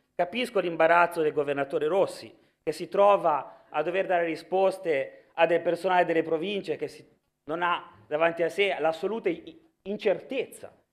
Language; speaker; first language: Italian; native; Italian